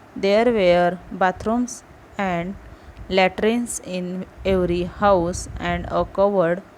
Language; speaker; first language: English; non-native, local second language; Marathi